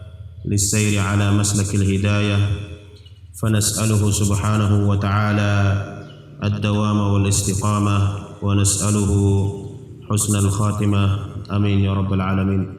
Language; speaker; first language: Arabic; non-native, fluent; Indonesian